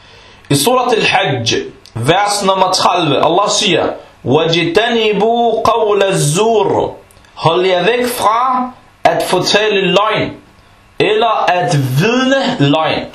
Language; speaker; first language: Danish; early bilingual, other home language; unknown